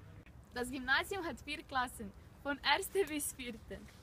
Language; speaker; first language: German; non-native, learner; Slovenian